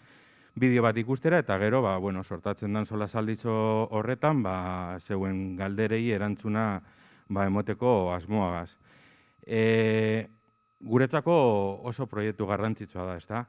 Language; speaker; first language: Basque; native; Basque